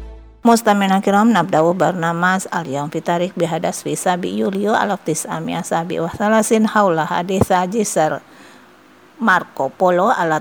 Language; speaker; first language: Arabic; non-native, fluent; Indonesian